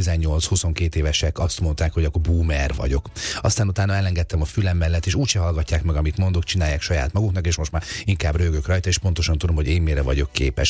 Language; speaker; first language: Hungarian; native; Hungarian